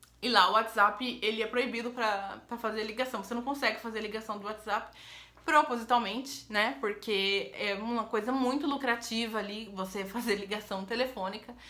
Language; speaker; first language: Portuguese; native; Portuguese